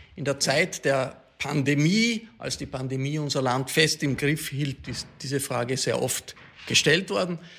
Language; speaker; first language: German; native; German